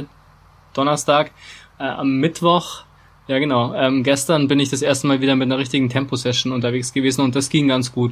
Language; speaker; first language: German; native; German